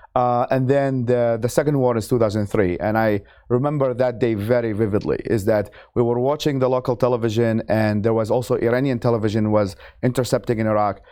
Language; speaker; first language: English; non-native, fluent; Arabic